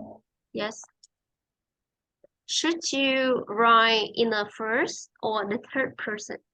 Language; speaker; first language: English; non-native, fluent; Vietnamese